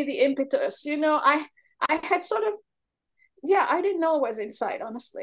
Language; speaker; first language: English; non-native, fluent; French